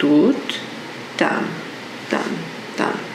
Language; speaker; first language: Russian; non-native, learner; English